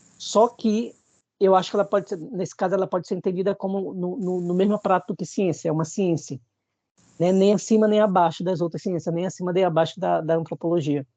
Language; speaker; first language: Portuguese; native; Portuguese